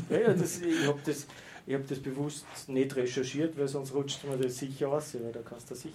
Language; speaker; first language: German; native; German